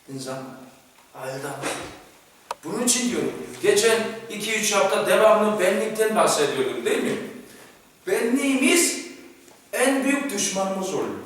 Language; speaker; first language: Turkish; non-native, fluent; Korean